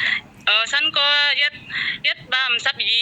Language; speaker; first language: Cantonese; non-native, learner; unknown